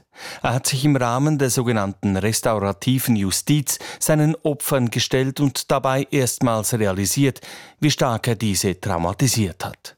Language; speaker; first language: German; native; German